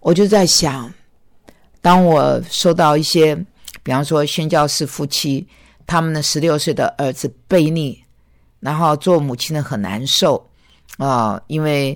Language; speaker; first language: Chinese; native; Chinese